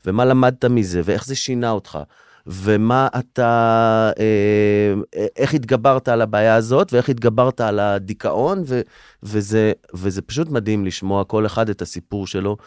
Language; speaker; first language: Hebrew; native; Hebrew